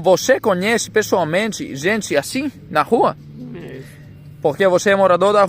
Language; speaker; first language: Portuguese; non-native, fluent; Greek